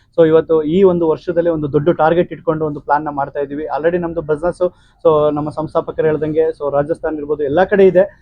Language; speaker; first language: Kannada; native; Kannada